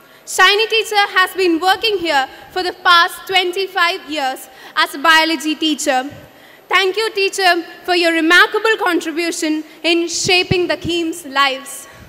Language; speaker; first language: English; non-native, local second language; Malayalam